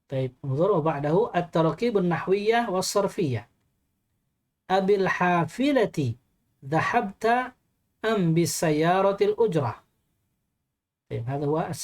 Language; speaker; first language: Arabic; non-native, fluent; Indonesian